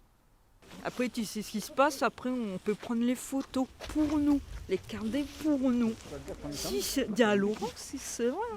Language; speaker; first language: French; native; French